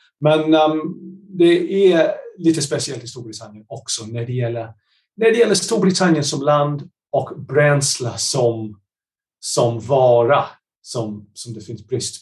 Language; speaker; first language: Swedish; non-native, fluent; English